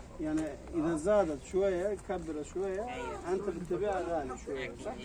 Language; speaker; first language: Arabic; non-native, fluent; Turkish